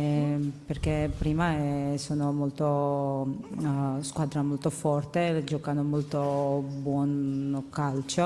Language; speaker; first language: Italian; non-native, learner; Georgian